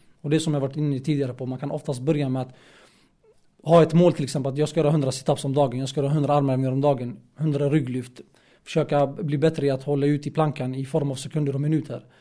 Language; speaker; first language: Swedish; early bilingual, other home language; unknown